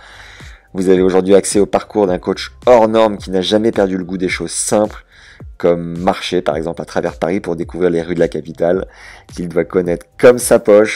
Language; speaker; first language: French; native; French